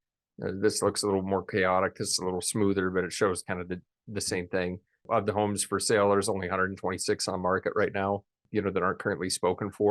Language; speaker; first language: English; native; English